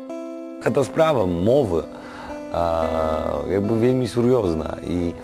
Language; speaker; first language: Belarusian; non-native, fluent; Polish